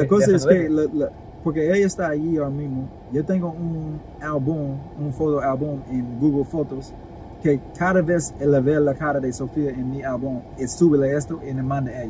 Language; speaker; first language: Spanish; non-native, learner; English